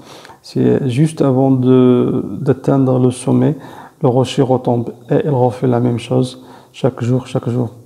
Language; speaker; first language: French; non-native, fluent; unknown